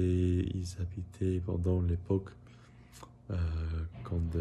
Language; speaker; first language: French; non-native, learner; English